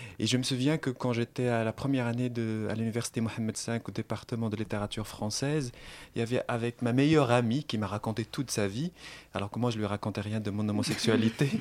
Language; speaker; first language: French; non-native, local second language; Arabic